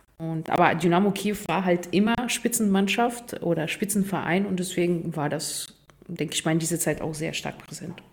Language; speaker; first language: German; non-native, fluent; Russian